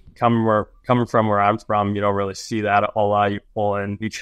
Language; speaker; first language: English; native; English